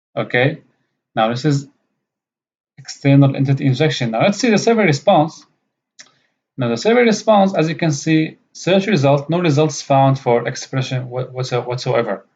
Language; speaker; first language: English; non-native, fluent; Arabic